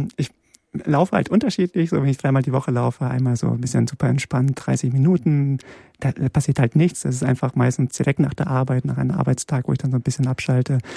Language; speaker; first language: German; early bilingual, other home language; Polish